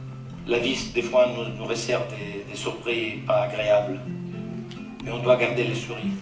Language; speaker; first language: French; non-native, fluent; Italian